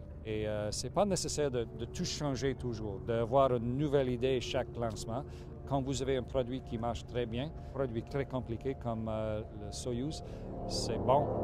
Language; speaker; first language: French; non-native, local second language; English